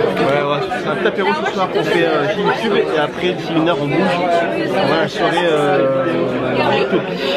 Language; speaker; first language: French; native; French